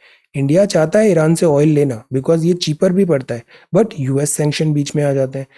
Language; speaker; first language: Hindi; native; Hindi